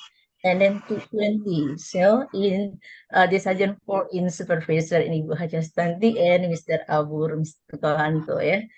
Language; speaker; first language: English; non-native, learner; Indonesian